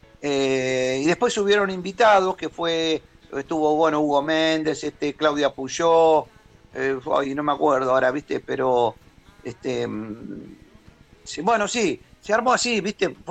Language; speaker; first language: Spanish; native; Spanish